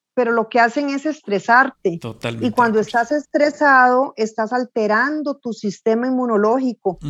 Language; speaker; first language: Spanish; native; Spanish